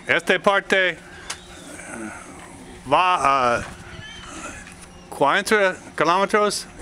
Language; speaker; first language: Spanish; non-native, learner; English